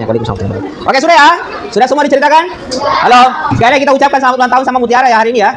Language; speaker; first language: Indonesian; native; Indonesian